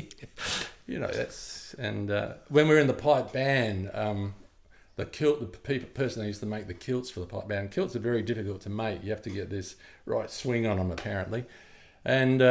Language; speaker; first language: English; native; English